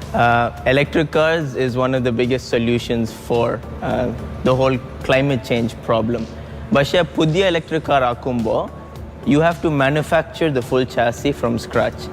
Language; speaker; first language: English; early bilingual, other home language; Malayalam